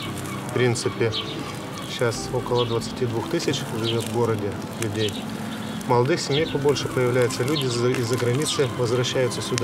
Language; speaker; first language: Russian; native; Russian